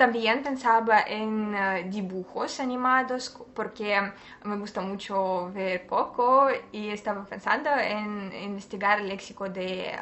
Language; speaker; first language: Spanish; non-native, fluent; Russian